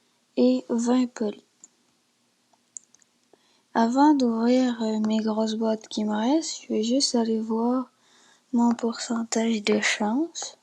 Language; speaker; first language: French; native; French